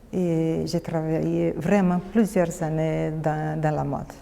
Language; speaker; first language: French; non-native, fluent; Portuguese